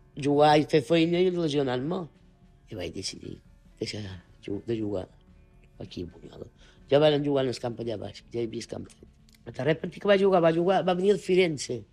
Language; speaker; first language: Catalan; native; Catalan